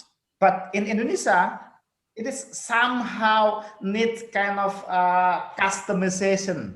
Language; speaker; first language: English; non-native, fluent; Indonesian